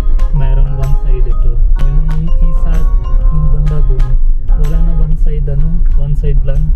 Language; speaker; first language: Filipino; non-native, learner; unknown